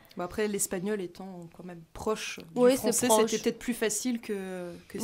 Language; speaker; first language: French; native; French